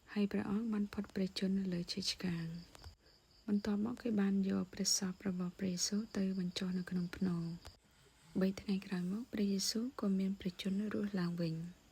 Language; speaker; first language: Khmer; native; Khmer